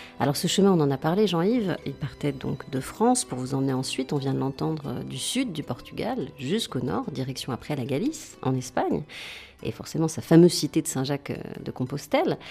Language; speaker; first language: French; native; French